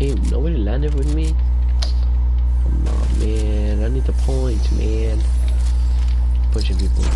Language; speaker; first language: English; native; English